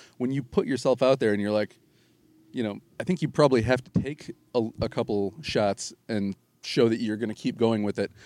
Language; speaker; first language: English; native; English